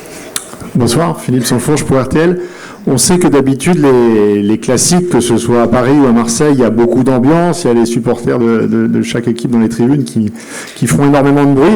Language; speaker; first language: French; native; French